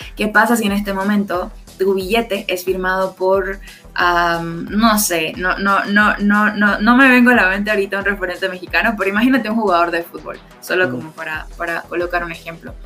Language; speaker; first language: Spanish; native; Spanish